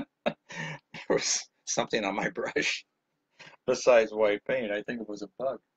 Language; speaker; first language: English; native; English